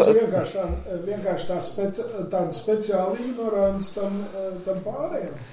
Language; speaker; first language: Latvian; native; Latvian